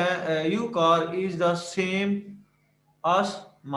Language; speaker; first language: English; non-native, learner; Urdu